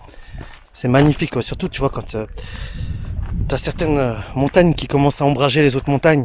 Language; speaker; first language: French; native; French